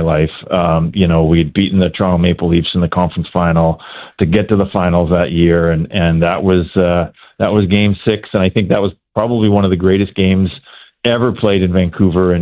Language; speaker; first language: English; native; English